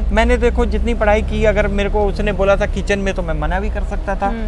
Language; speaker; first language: Hindi; native; Hindi